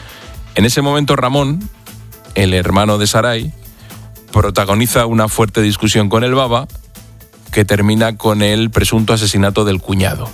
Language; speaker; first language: Spanish; native; Spanish